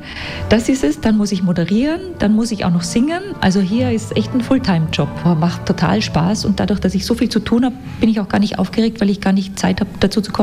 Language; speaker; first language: German; native; German